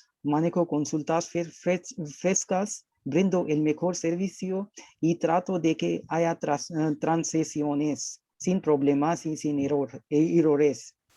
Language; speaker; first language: Spanish; non-native, learner; Hindi